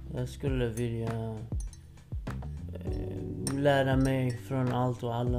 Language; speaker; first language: Swedish; non-native, fluent; Kurdish